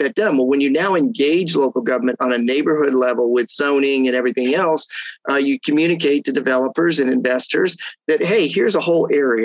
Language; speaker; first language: English; native; English